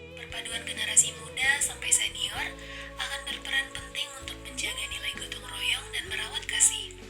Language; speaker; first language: Indonesian; native; Indonesian